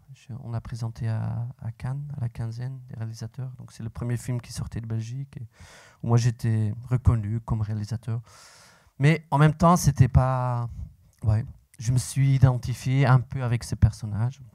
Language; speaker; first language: French; non-native, local second language; Dutch